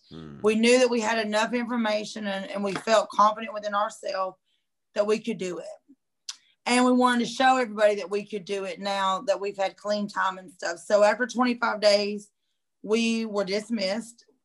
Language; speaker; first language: English; native; English